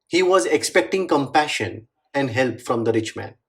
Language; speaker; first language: English; non-native, local second language; Marathi